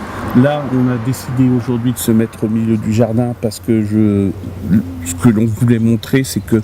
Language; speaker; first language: French; native; French